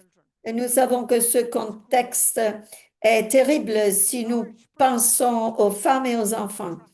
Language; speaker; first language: French; non-native, fluent; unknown